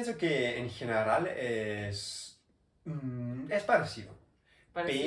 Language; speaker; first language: Spanish; non-native, learner; German